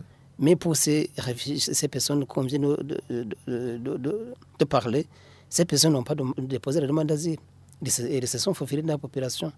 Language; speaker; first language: French; non-native, local second language; Rundi